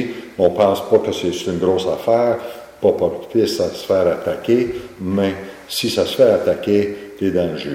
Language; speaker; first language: French; native; French